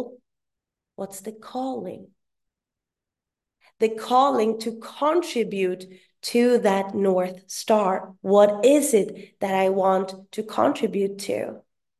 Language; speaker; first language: English; non-native, fluent; Swedish